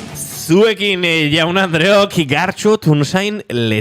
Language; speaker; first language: Basque; native; Basque